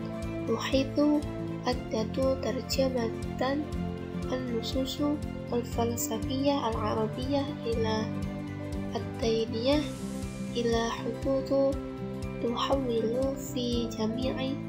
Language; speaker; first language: Arabic; non-native, learner; Indonesian